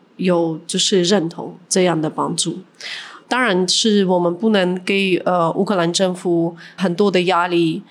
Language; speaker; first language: Chinese; non-native, fluent; Ukrainian